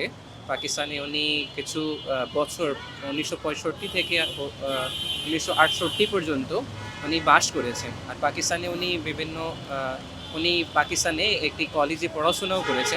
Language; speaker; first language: Bangla; non-native, fluent; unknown